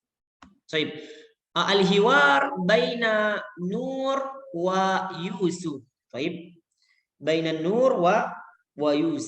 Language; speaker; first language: Arabic; non-native, fluent; Indonesian